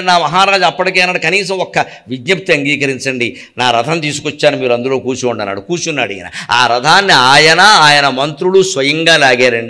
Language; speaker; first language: Telugu; native; Telugu